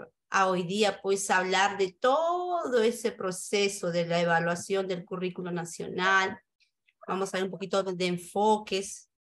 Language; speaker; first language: Spanish; native; Spanish